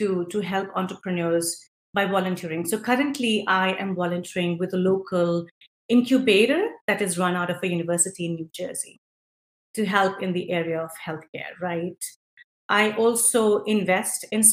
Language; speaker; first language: English; non-native, local second language; Hindi